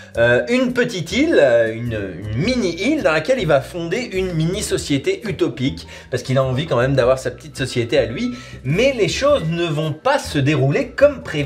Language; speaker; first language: French; native; French